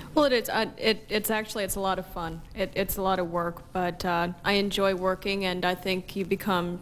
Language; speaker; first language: English; native; English